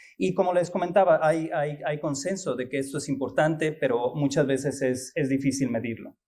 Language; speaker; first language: Spanish; native; Spanish